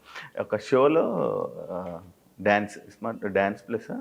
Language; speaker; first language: Telugu; native; Telugu